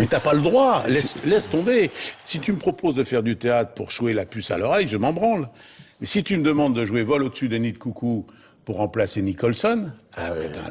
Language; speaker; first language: French; native; French